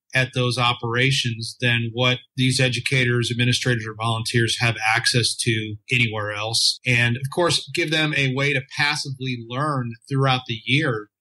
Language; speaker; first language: English; native; English